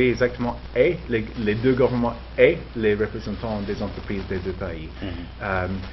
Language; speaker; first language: French; non-native, fluent; English